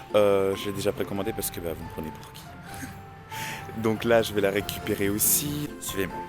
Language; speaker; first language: French; native; French